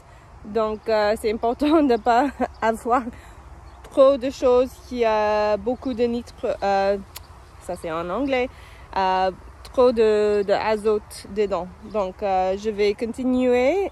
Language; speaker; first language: French; non-native, fluent; English